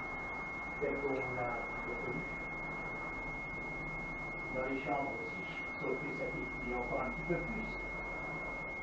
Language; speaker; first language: French; native; French